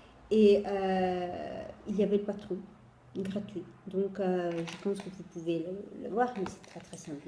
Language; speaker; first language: French; non-native, fluent; Italian